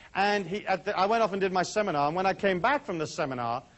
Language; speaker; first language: English; native; English